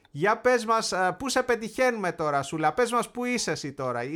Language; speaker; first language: Greek; native; Greek